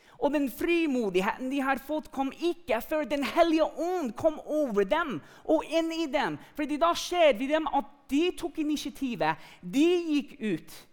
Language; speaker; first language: Norwegian; non-native, fluent; English